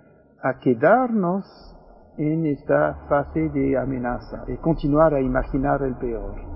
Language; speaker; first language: Spanish; non-native, fluent; French